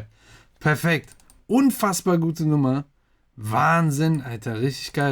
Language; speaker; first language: German; native; German